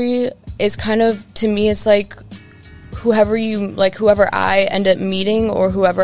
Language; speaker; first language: English; native; English